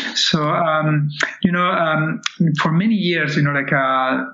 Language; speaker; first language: English; non-native, fluent; Spanish